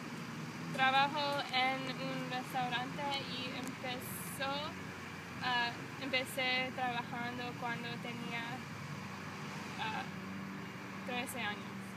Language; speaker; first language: Spanish; non-native, learner; English